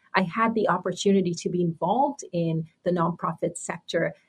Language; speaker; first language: English; native; English